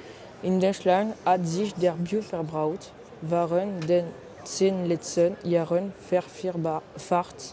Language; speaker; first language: German; non-native, learner; French